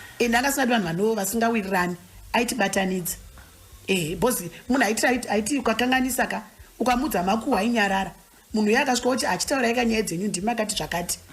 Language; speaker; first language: Shona; native; Shona